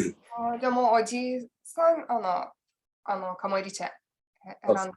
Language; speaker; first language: Japanese; non-native, learner; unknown